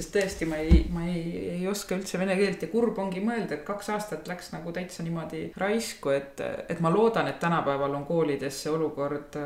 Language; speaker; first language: Estonian; native; Estonian